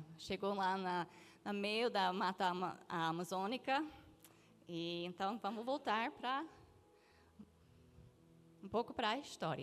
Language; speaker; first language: Portuguese; non-native, fluent; English